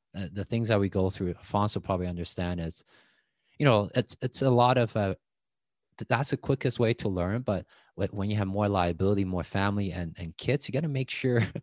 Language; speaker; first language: English; non-native, fluent; Chinese